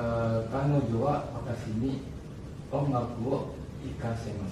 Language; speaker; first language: Japanese; non-native, learner; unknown